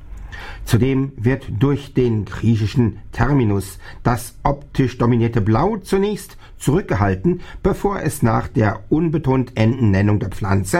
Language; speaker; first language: German; native; German